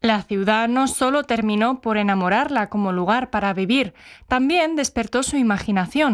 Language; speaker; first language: Spanish; non-native, learner; Czech